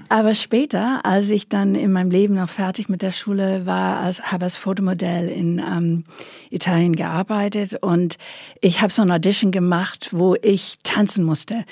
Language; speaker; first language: German; non-native, fluent; English